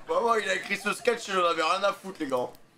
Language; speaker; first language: French; native; French